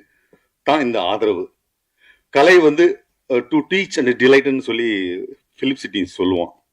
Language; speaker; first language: Tamil; native; Tamil